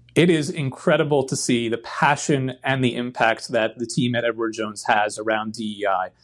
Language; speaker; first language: English; native; English